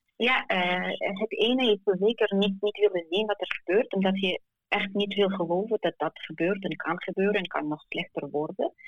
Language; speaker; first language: Dutch; non-native, fluent; Ukrainian